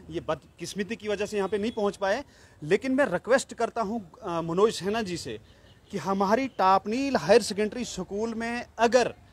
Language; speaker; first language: Hindi; non-native, local second language; Kashmiri